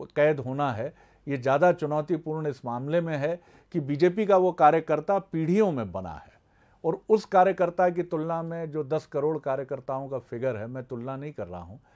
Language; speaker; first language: Hindi; native; Hindi